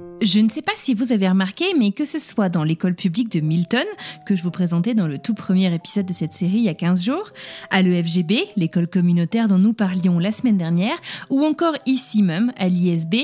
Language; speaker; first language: French; native; French